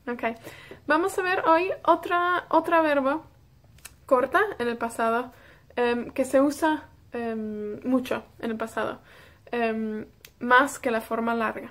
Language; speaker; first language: Spanish; non-native, fluent; Welsh